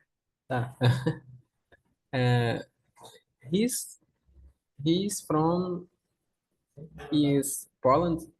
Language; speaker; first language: English; non-native, learner; Portuguese